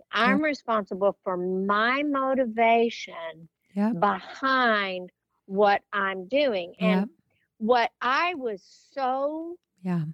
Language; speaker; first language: English; native; English